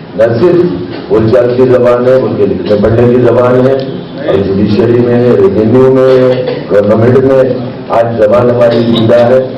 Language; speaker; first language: Urdu; native; Urdu